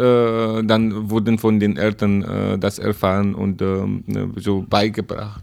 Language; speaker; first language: German; non-native, learner; Arabic